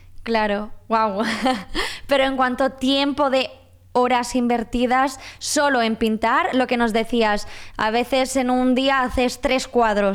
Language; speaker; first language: Spanish; non-native, local second language; Catalan